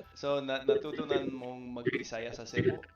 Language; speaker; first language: Filipino; non-native, fluent; English